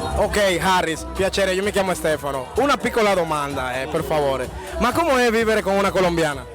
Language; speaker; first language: Italian; non-native, fluent; Spanish